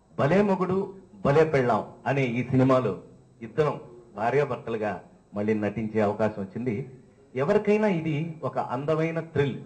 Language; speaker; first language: Telugu; native; Telugu